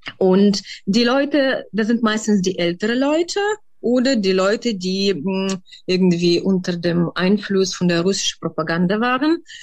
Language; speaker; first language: German; non-native, fluent; Ukrainian